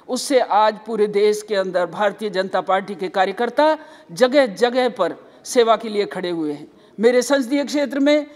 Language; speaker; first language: Hindi; native; Hindi